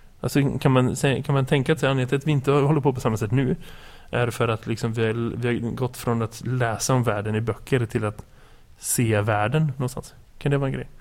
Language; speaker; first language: Swedish; native; Swedish